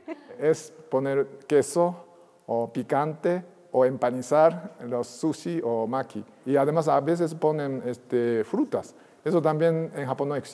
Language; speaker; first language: Spanish; non-native, fluent; Japanese